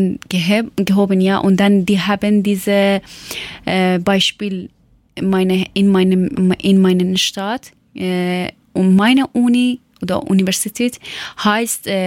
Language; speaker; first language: German; non-native, learner; Persian